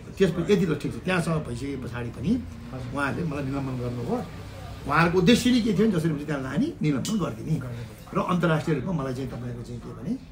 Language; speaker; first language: Nepali; native; Nepali